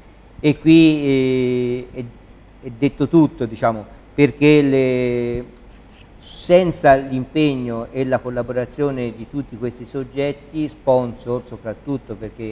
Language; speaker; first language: Italian; native; Italian